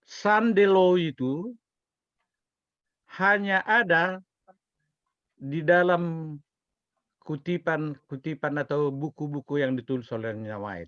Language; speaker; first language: Indonesian; native; Indonesian